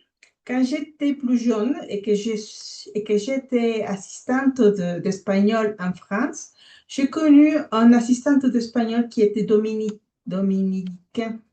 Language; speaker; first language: French; non-native, fluent; Spanish